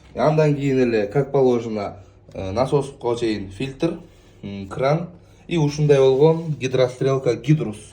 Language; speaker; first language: Russian; non-native, local second language; Kyrgyz